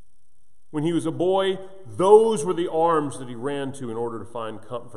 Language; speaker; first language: English; native; English